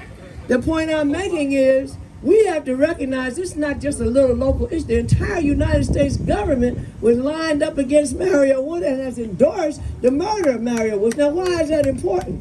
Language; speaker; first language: English; native; English